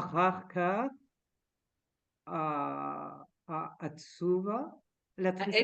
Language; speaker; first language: Hebrew; non-native, learner; French